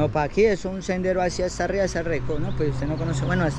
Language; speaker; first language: Spanish; native; Spanish